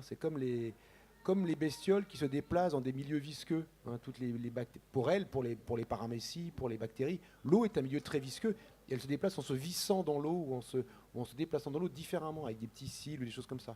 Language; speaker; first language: French; native; French